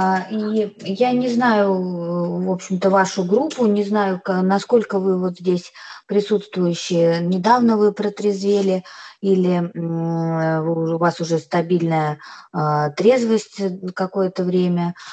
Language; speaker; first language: Russian; native; Russian